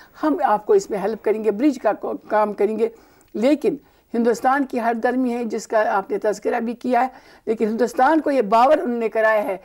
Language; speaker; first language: Urdu; non-native, local second language; Kashmiri